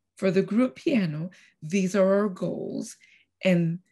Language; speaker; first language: English; non-native, fluent; Spanish